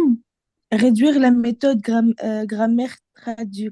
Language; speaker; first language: French; non-native, local second language; Arabic